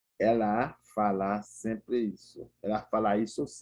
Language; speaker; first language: Portuguese; non-native, learner; Haitian Creole